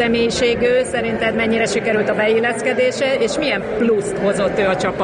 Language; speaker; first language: Hungarian; native; Hungarian